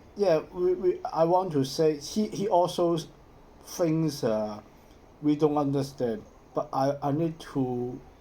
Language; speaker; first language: English; non-native, learner; Cantonese